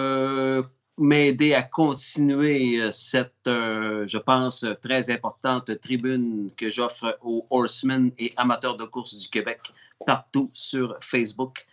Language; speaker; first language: French; native; French